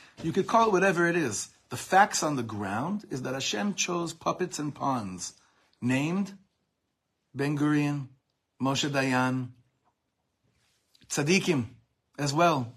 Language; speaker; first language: English; native; English